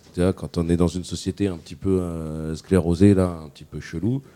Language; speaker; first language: French; native; French